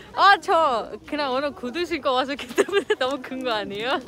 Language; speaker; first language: Korean; non-native, learner; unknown